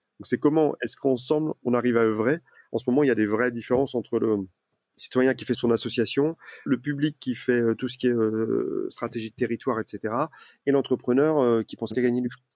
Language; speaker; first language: French; native; French